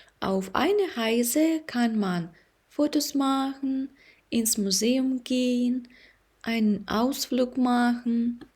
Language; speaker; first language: German; non-native, fluent; Ukrainian